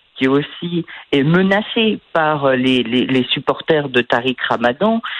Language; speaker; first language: French; native; French